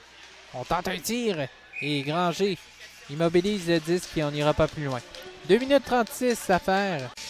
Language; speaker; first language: French; native; French